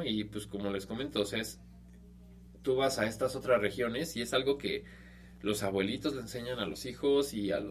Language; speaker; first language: Spanish; native; Spanish